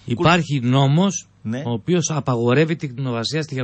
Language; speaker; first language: Greek; native; Greek